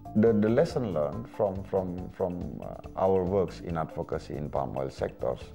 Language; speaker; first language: English; non-native, fluent; Indonesian